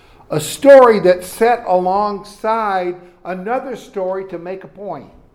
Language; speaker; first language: English; native; English